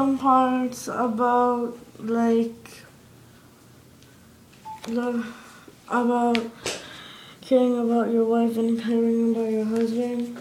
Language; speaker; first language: English; early bilingual, other home language; Spanish